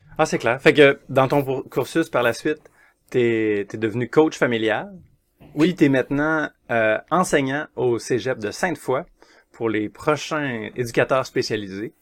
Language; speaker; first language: French; native; French